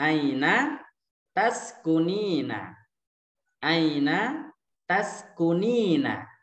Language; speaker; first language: Arabic; non-native, fluent; Indonesian